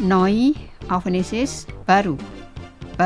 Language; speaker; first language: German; non-native, fluent; Indonesian